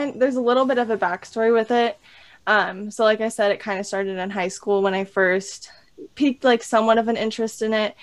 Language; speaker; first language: English; native; English